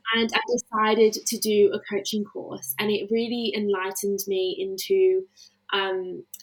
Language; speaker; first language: English; native; English